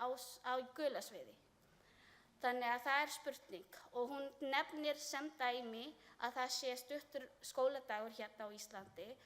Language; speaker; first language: Icelandic; non-native, learner; Filipino